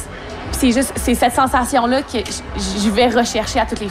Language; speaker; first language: French; native; French